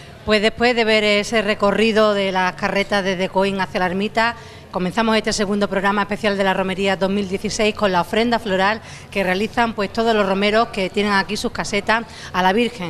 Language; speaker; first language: Spanish; native; Spanish